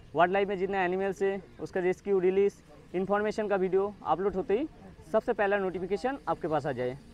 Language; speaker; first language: Hindi; non-native, local second language; Bangla